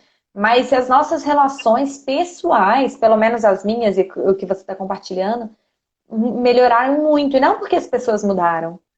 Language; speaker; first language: Portuguese; native; Portuguese